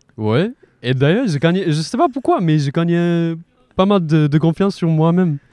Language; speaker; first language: French; non-native, fluent; Chinese